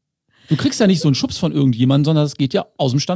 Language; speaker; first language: German; native; German